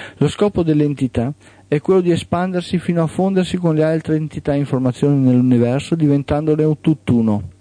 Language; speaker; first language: Italian; native; Italian